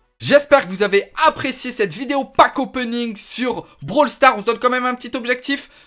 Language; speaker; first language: French; native; French